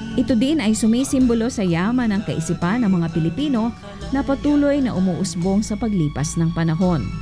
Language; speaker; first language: Filipino; non-native, local second language; Bikol